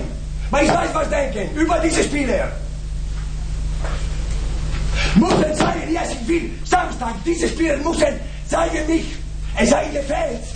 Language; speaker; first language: German; non-native, learner; Italian